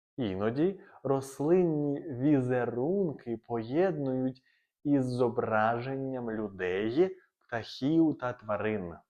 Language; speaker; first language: Ukrainian; native; Ukrainian